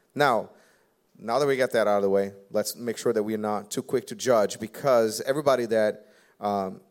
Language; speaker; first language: English; non-native, fluent; Portuguese